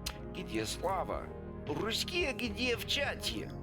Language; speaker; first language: Russian; non-native, learner; English